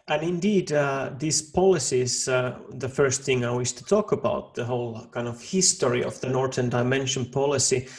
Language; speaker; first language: English; non-native, fluent; Finnish